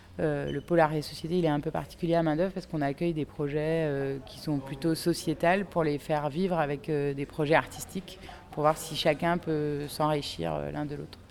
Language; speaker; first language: French; native; French